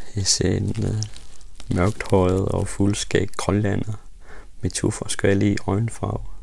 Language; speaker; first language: Danish; non-native, local second language; Kalaallisut